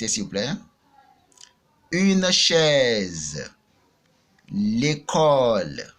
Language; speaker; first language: French; non-native, fluent; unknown